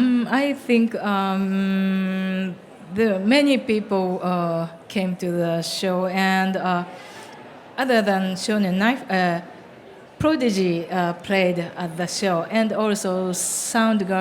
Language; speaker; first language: English; non-native, learner; Japanese